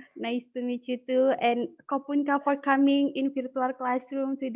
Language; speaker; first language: English; non-native, learner; Indonesian